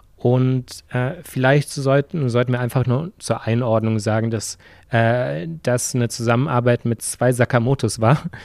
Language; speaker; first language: German; native; German